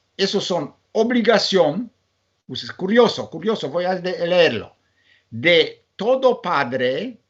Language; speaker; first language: Spanish; non-native, fluent; Polish